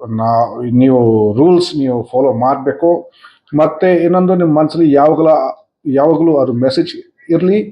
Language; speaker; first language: Kannada; non-native, fluent; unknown